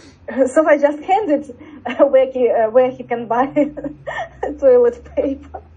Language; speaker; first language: English; non-native, learner; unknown